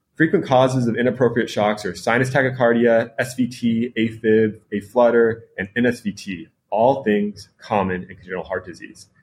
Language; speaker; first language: English; native; English